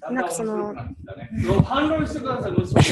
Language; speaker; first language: Japanese; native; Japanese